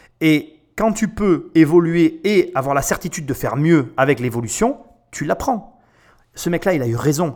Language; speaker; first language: French; native; French